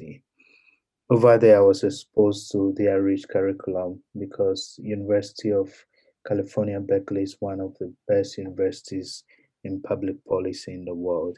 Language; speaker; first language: English; non-native, local second language; Ewe